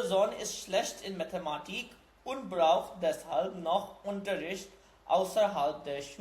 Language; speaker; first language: German; non-native, learner; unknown